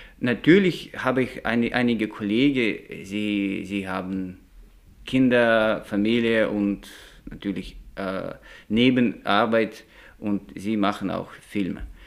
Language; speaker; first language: German; non-native, learner; Russian